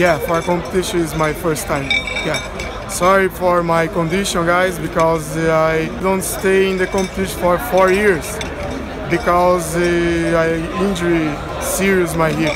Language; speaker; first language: English; non-native, learner; Portuguese